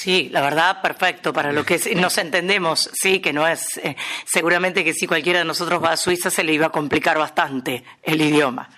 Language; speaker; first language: Spanish; native; Spanish